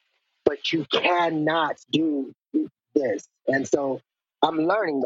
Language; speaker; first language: English; native; English